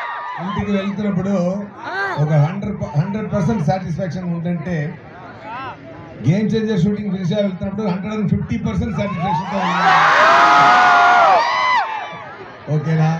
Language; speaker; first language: Telugu; non-native, learner; Tamil